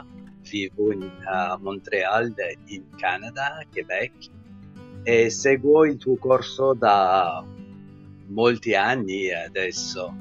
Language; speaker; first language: Italian; non-native, learner; French